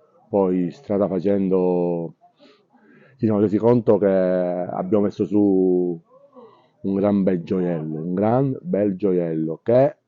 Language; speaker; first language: Italian; native; Italian